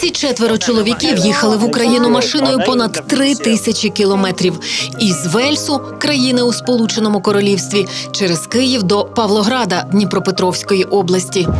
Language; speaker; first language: Ukrainian; native; Ukrainian